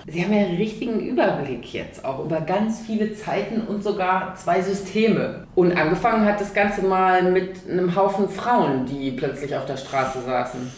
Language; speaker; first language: German; native; German